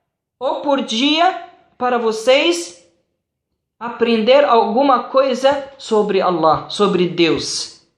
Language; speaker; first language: Portuguese; non-native, fluent; Arabic